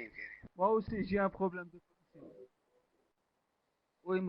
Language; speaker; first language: French; non-native, learner; Arabic